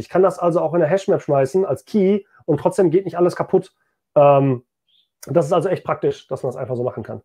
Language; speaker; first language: German; native; German